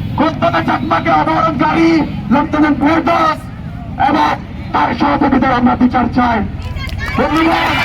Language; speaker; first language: Bangla; non-native, local second language; Chakma